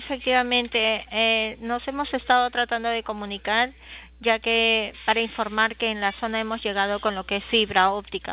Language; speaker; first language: Spanish; native; Spanish